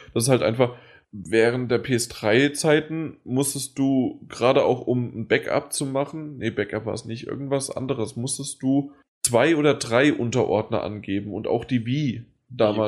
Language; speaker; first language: German; native; German